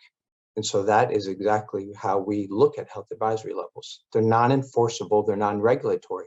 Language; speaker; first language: English; native; English